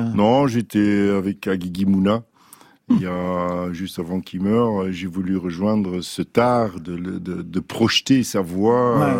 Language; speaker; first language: French; early bilingual, other home language; Dutch